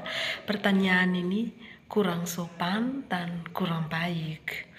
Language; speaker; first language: Indonesian; non-native, fluent; Malagasy